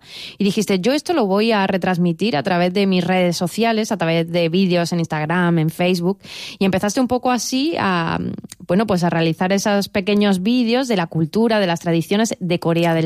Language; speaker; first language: Spanish; native; Spanish